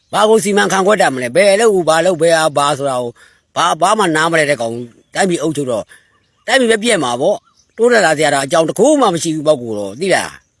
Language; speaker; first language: Burmese; native; Burmese